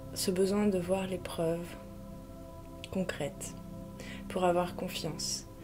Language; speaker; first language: French; native; French